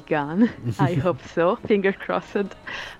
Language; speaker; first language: English; non-native, fluent; Italian